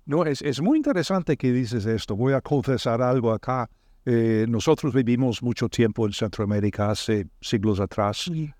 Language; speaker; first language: Spanish; non-native, fluent; English